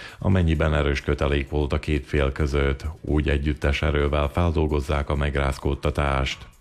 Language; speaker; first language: Hungarian; native; Hungarian